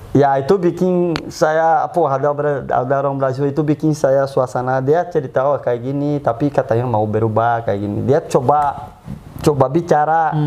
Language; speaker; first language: Indonesian; non-native, fluent; Portuguese